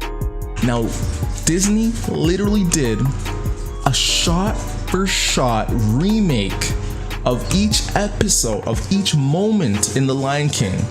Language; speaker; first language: English; native; English